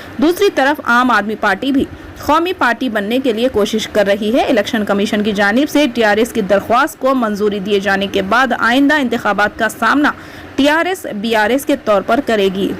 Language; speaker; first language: Urdu; native; Urdu